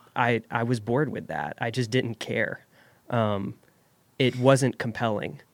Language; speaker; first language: English; native; English